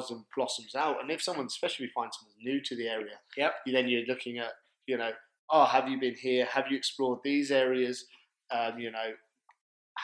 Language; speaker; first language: English; native; English